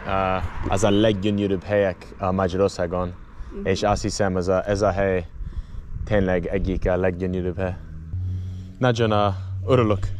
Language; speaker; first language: Hungarian; non-native, learner; English